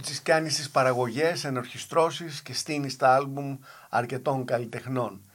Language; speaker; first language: Greek; native; Greek